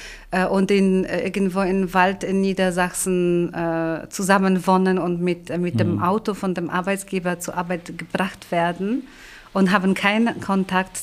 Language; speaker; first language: German; non-native, fluent; Polish